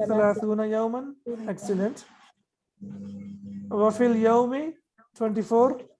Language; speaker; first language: Arabic; non-native, fluent; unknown